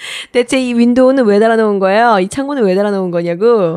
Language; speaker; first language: Korean; native; Korean